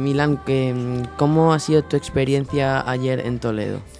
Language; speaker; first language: Spanish; native; Spanish